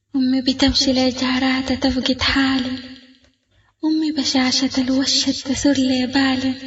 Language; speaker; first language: Arabic; native; Arabic